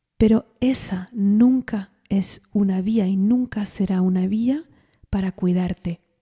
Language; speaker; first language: Spanish; non-native, fluent; French